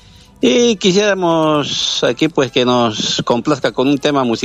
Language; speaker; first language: Spanish; native; Spanish